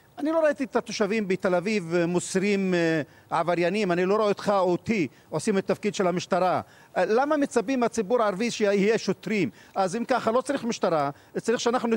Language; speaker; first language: Hebrew; non-native, local second language; Arabic